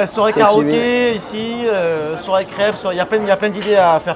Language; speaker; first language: French; native; French